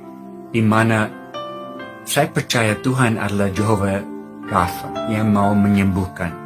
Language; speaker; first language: Indonesian; non-native, fluent; English